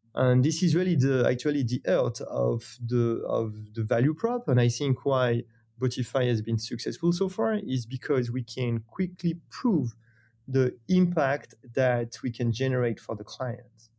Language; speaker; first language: English; non-native, fluent; French